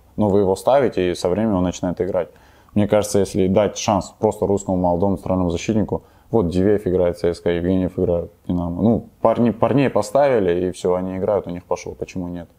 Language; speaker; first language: Russian; native; Russian